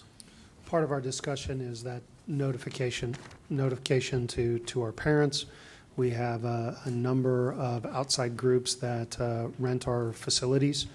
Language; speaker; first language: English; native; English